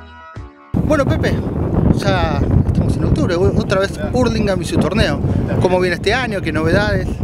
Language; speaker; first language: Spanish; native; Spanish